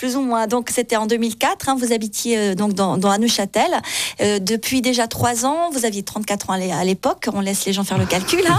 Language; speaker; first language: French; native; French